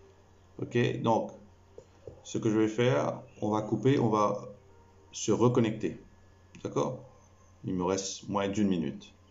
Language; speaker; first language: French; non-native, local second language; Morisyen